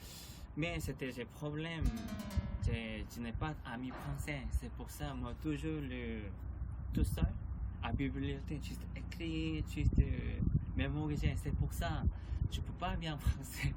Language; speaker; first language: French; non-native, learner; Korean